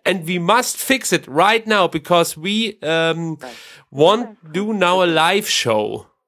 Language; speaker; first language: English; non-native, learner; German